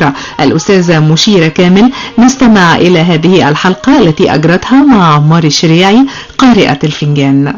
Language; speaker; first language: Arabic; native; Arabic